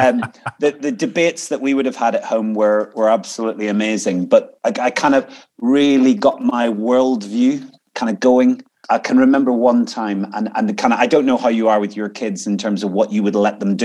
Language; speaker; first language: English; native; English